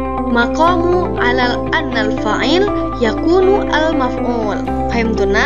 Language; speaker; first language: Arabic; non-native, learner; Indonesian